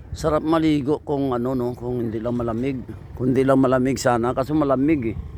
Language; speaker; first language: Filipino; native; Filipino